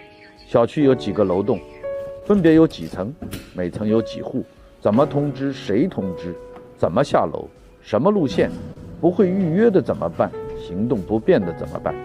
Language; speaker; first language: Chinese; native; Chinese